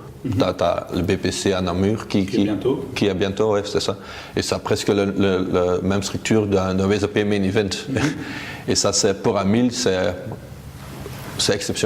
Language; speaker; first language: French; non-native, local second language; Dutch